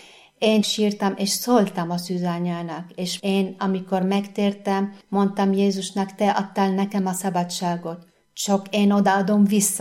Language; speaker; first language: Hungarian; non-native, learner; Arabic